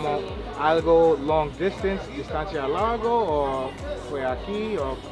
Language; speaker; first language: Spanish; non-native, learner; English